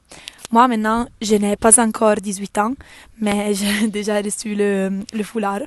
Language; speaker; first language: French; non-native, local second language; Italian